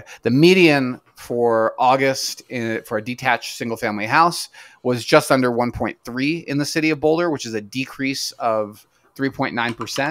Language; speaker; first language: English; native; English